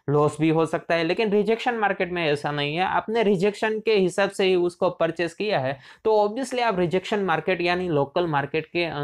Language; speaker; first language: Hindi; non-native, local second language; Gujarati